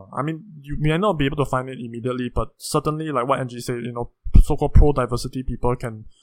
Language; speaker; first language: English; native; English